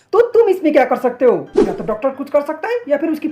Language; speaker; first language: Hindi; native; Hindi